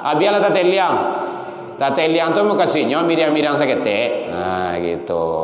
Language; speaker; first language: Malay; non-native, local second language; Minangkabau